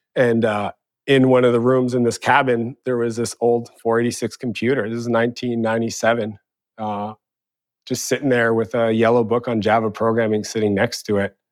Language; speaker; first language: English; native; English